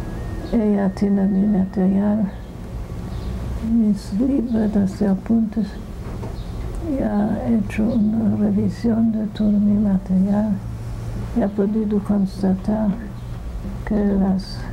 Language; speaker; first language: Spanish; non-native, fluent; German